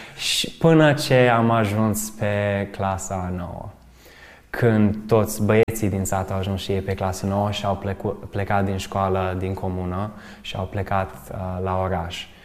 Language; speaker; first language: Romanian; early bilingual, other home language; English